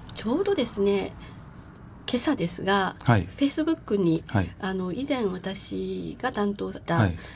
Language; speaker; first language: Japanese; native; Japanese